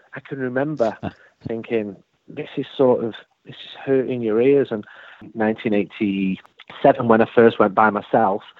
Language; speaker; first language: English; native; English